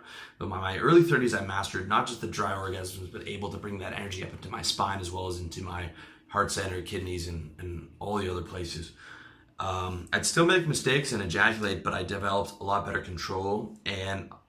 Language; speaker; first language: English; native; English